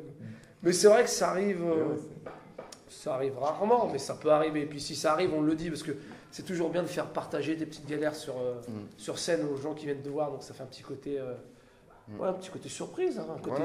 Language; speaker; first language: French; native; French